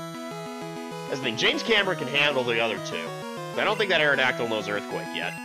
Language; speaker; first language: English; native; English